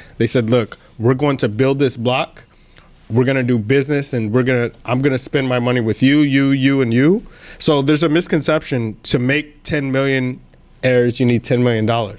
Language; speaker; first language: English; native; English